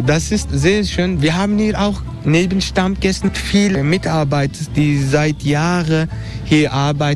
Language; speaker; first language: German; non-native, fluent; Turkish